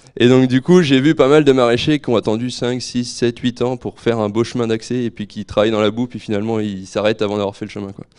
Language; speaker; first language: French; native; French